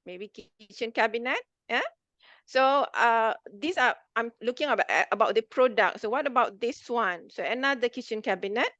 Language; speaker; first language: English; non-native, local second language; Malay